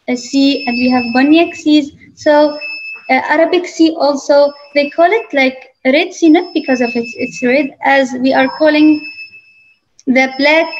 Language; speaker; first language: English; non-native, fluent; Arabic